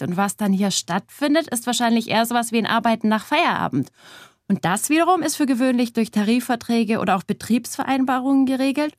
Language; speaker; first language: German; native; German